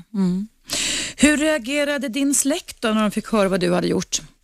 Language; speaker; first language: Swedish; native; Swedish